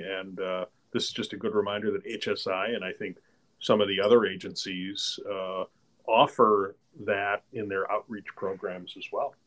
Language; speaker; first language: English; native; English